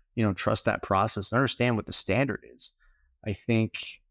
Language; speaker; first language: English; native; English